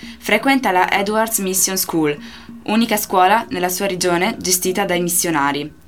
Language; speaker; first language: Italian; native; Italian